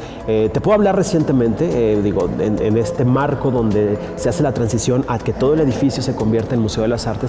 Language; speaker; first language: Spanish; native; Spanish